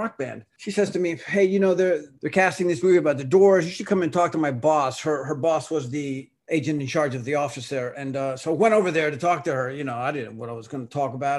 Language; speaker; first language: English; early bilingual, other home language; Spanish